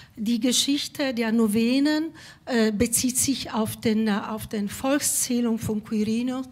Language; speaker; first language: German; non-native, fluent; Italian